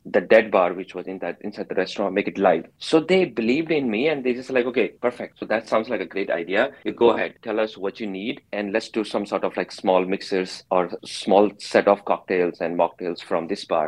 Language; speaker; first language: English; non-native, local second language; Hindi